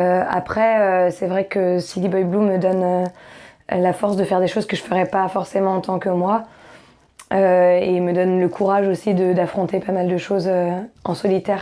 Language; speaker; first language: French; native; French